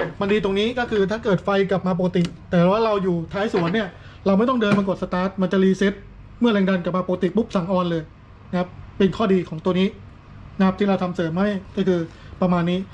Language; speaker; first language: Thai; native; Thai